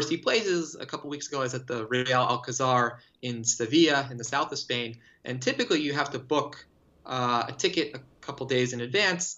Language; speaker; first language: English; native; English